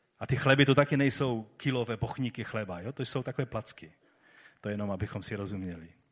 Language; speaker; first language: Czech; native; Czech